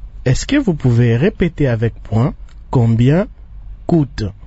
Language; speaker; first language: French; non-native, local second language; Lingala